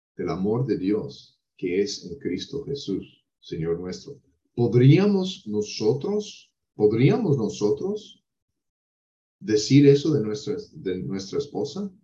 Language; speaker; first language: Spanish; non-native, fluent; English